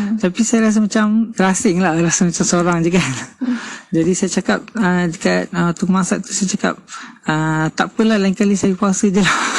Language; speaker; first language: Malay; non-native, local second language; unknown